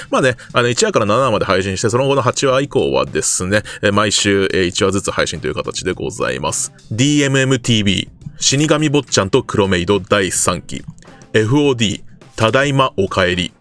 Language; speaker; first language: Japanese; native; Japanese